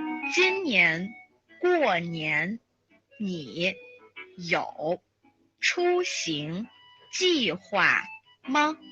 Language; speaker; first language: Chinese; native; Chinese